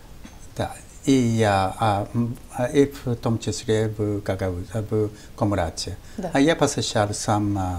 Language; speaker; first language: Russian; non-native, fluent; Japanese